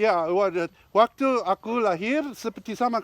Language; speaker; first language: Indonesian; non-native, learner; English